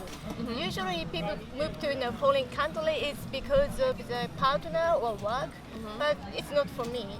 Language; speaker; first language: English; non-native, fluent; Japanese